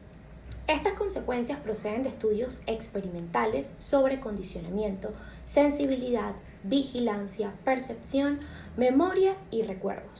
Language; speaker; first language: Spanish; native; Spanish